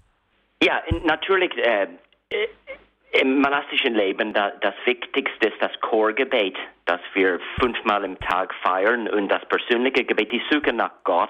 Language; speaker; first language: German; non-native, fluent; English